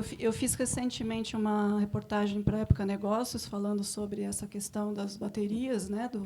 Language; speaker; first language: Portuguese; native; Portuguese